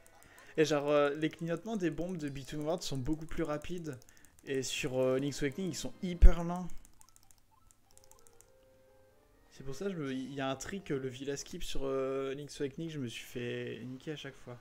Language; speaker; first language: French; native; French